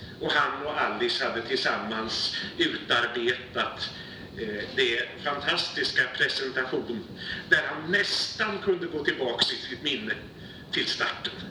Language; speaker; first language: Swedish; native; Swedish